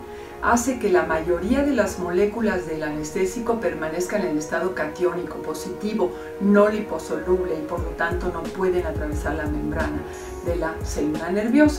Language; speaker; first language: Spanish; native; Spanish